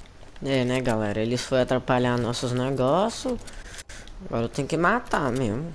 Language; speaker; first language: Portuguese; native; Portuguese